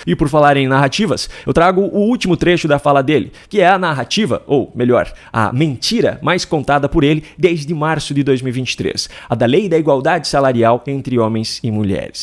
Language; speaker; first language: Portuguese; native; Portuguese